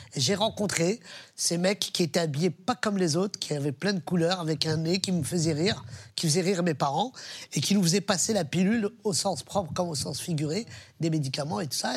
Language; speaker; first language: French; early bilingual, other home language; Arabic